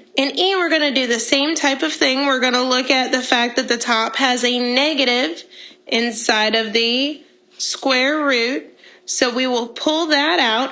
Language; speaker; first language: English; native; English